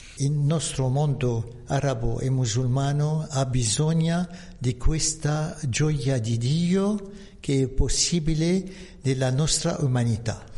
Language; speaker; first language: Italian; non-native, fluent; Arabic